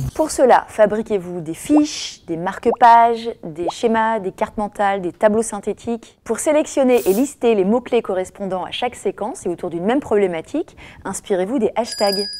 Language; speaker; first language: French; native; French